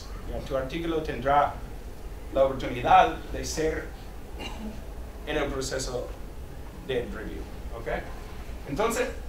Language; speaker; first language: Spanish; non-native, fluent; English